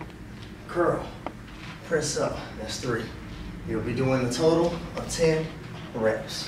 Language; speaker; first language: English; native; English